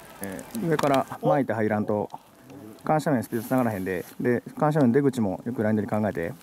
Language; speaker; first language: Japanese; native; Japanese